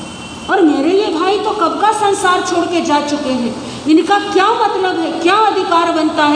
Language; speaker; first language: Hindi; native; Hindi